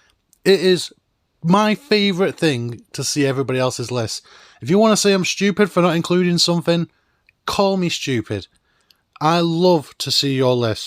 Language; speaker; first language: English; native; English